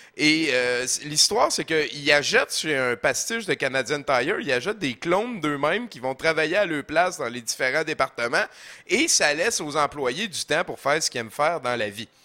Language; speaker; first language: French; native; French